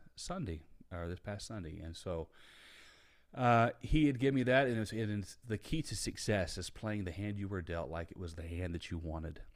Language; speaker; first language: English; native; English